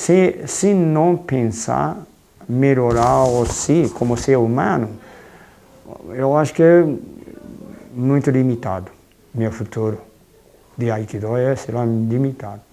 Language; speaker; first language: Portuguese; non-native, fluent; Japanese